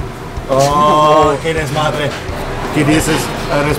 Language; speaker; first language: Spanish; non-native, fluent; German